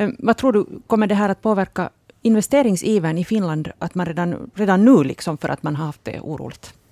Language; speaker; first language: Swedish; native; Swedish